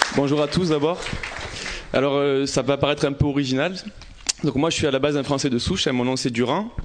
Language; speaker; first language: French; native; French